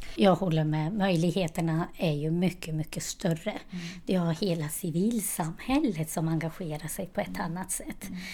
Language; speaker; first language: Swedish; non-native, fluent; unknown